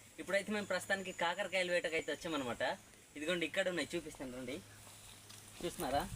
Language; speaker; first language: Telugu; non-native, local second language; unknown